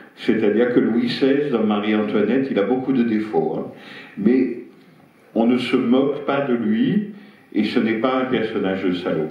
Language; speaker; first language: French; native; French